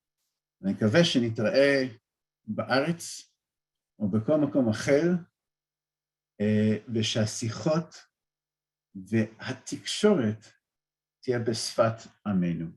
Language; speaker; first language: Hebrew; non-native, fluent; English